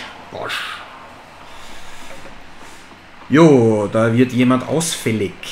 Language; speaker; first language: German; native; German